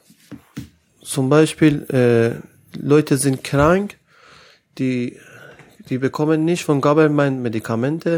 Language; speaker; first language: German; non-native, learner; Persian